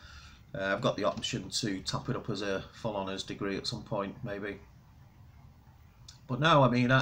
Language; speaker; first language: English; native; English